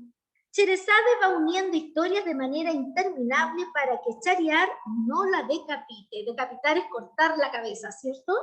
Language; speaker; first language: Spanish; native; Spanish